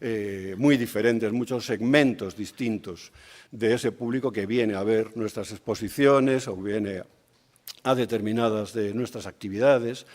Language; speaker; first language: Spanish; native; Spanish